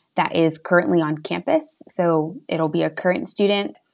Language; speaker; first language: English; native; English